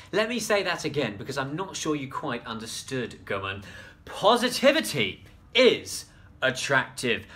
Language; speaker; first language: English; native; English